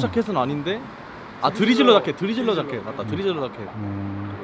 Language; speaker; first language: Korean; native; Korean